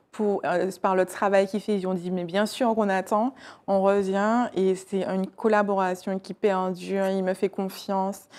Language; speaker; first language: French; native; French